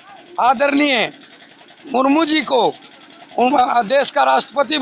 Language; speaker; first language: Hindi; native; Hindi